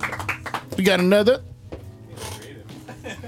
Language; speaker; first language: English; early bilingual, other home language; Spanish